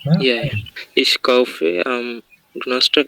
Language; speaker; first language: German; non-native, learner; Bangla